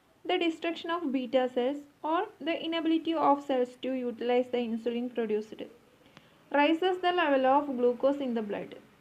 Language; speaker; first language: English; non-native, local second language; Malayalam